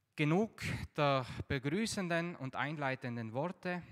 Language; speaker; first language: German; native; German